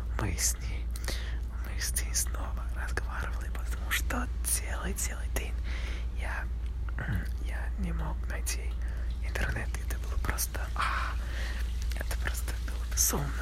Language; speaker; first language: Russian; non-native, learner; English